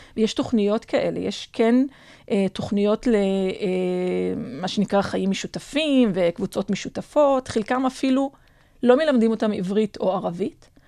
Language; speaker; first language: Hebrew; non-native, local second language; Adyghe